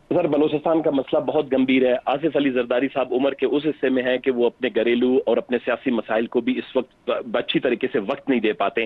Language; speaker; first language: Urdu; non-native, local second language; Baluchi